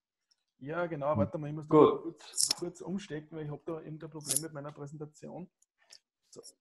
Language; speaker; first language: German; native; German